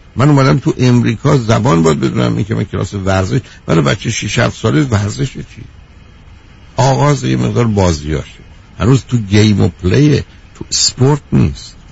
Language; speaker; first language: Persian; native; Persian